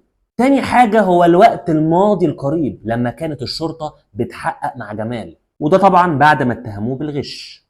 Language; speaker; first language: Arabic; native; Arabic